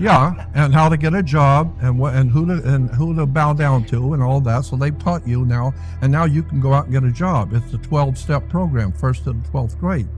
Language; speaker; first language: English; native; English